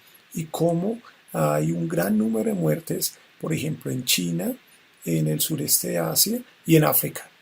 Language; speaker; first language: Spanish; native; Spanish